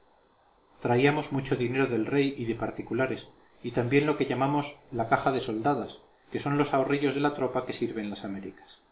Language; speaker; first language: Spanish; native; Spanish